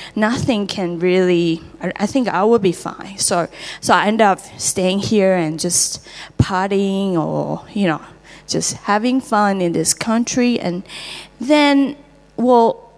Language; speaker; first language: English; non-native, fluent; Chinese